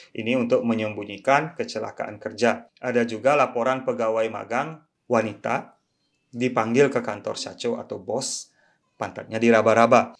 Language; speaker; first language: Indonesian; early bilingual, other home language; Japanese